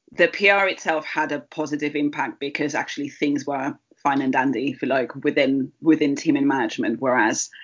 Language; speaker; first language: English; early bilingual, heritage; Spanish